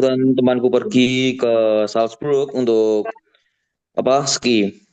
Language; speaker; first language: Indonesian; native; Indonesian